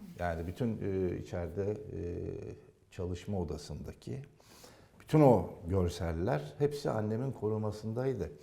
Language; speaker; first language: Turkish; native; Turkish